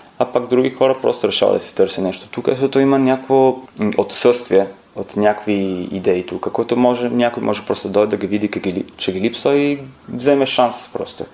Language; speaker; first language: Bulgarian; non-native, fluent; Italian